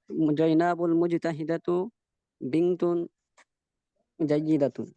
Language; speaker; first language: Arabic; non-native, learner; Bangla